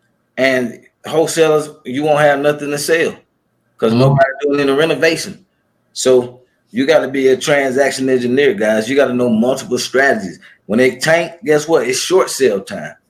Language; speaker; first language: English; native; English